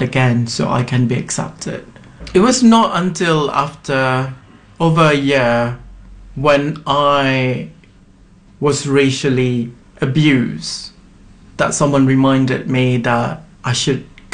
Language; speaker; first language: English; non-native, local second language; Malay